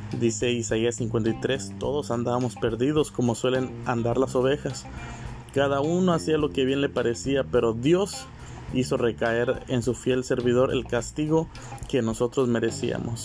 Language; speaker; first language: Spanish; native; Spanish